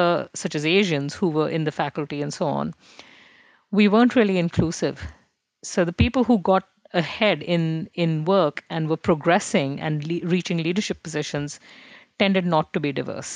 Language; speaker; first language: English; non-native, local second language; Hindi